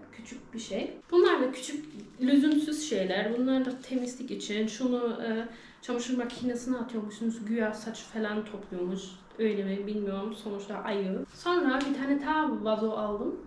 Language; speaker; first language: Turkish; early bilingual, heritage; Turkish